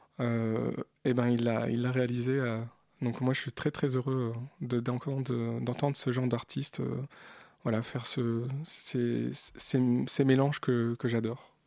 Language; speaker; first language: French; early bilingual, other home language; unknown